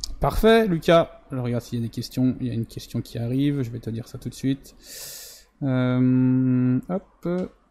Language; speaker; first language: French; native; French